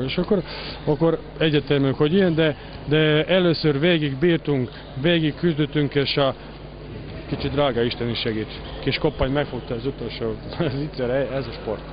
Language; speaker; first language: Hungarian; non-native, learner; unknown